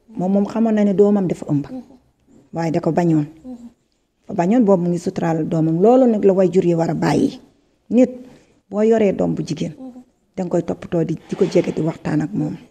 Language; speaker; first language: Wolof; native; Wolof